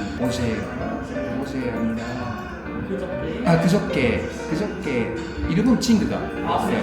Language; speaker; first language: Korean; non-native, learner; Japanese